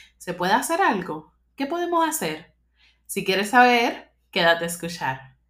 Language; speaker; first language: Spanish; native; Spanish